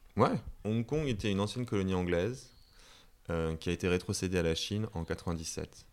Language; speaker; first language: French; native; French